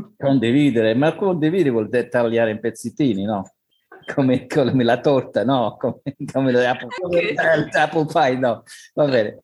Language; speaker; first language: Italian; non-native, learner; English